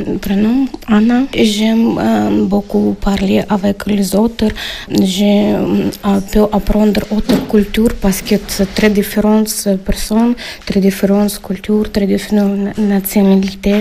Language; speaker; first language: French; non-native, learner; Ukrainian